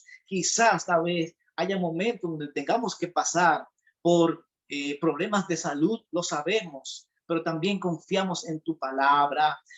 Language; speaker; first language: Spanish; native; Spanish